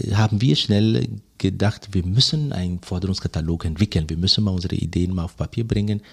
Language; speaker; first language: German; non-native, fluent; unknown